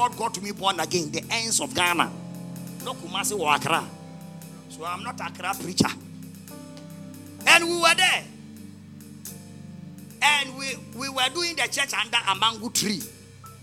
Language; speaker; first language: English; non-native, local second language; Akan